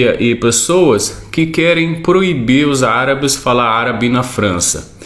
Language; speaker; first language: Portuguese; non-native, fluent; Arabic